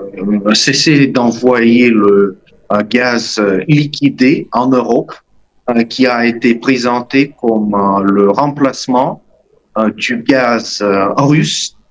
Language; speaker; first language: French; non-native, fluent; Russian